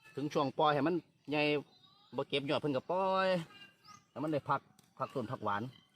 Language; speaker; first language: Thai; native; Thai